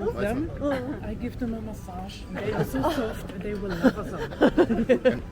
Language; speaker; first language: English; non-native, fluent; German